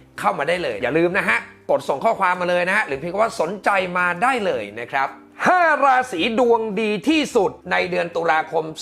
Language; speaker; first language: Thai; native; Thai